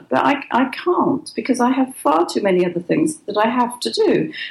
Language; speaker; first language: English; native; English